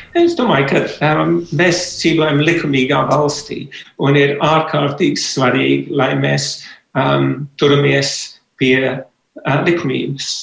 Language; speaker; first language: Latvian; early bilingual, heritage; Latvian